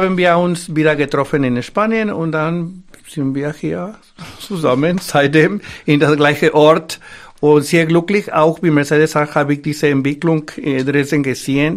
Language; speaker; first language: German; non-native, fluent; Spanish